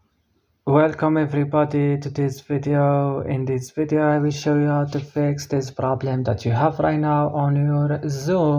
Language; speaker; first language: English; non-native, fluent; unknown